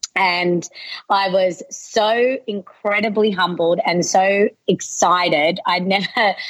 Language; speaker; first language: English; native; English